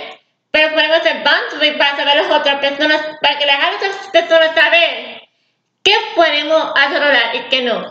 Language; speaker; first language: Spanish; early bilingual, heritage; English